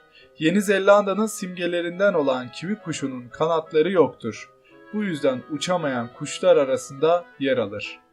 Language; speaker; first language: Turkish; native; Turkish